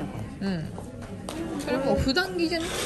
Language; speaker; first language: Japanese; native; Japanese